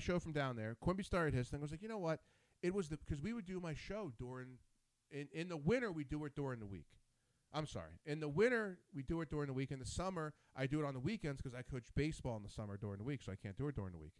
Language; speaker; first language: English; native; English